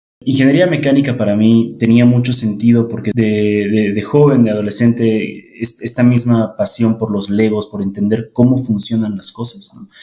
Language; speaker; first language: Spanish; native; Spanish